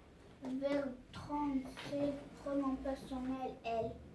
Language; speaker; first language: French; non-native, learner; Arabic